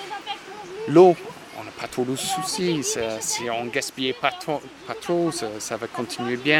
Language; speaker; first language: French; non-native, fluent; English